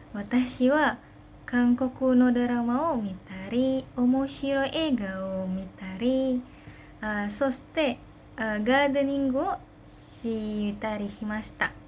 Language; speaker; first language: Japanese; non-native, learner; Indonesian